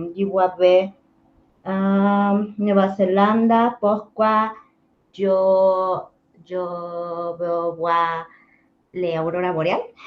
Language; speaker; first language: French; non-native, learner; Spanish